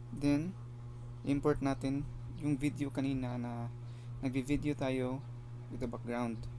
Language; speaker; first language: Filipino; non-native, local second language; Cebuano